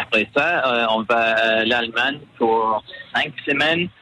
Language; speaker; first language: French; non-native, learner; English